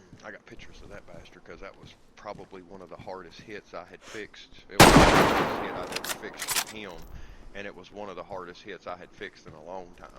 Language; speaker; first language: English; native; English